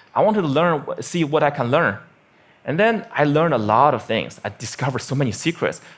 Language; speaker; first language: English; non-native, fluent; Chinese